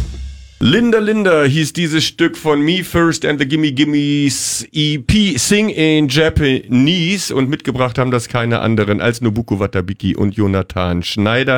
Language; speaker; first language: German; native; German